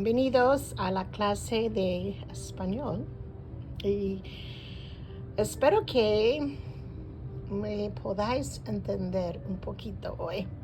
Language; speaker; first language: Spanish; non-native, fluent; English